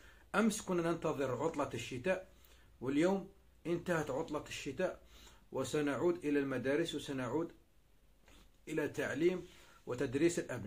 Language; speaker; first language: Arabic; native; Arabic